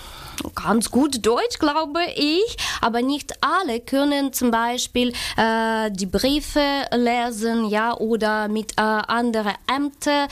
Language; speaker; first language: German; non-native, fluent; Ukrainian